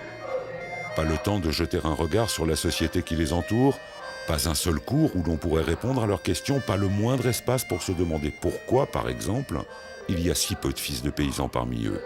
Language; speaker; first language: French; native; French